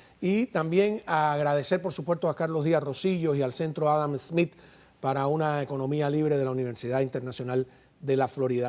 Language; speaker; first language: Spanish; native; Spanish